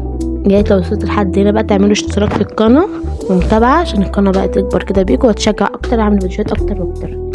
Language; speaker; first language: Arabic; native; Arabic